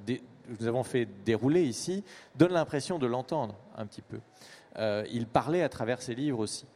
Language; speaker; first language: French; native; French